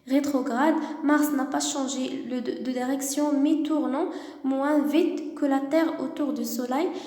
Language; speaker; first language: French; non-native, local second language; Arabic